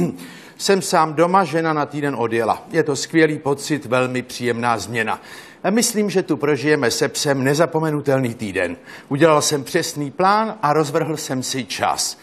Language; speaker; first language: Czech; native; Czech